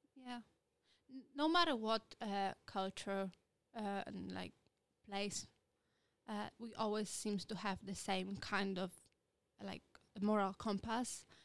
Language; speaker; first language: English; non-native, fluent; Polish